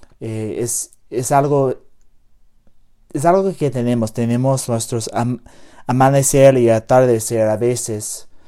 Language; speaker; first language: Spanish; non-native, learner; English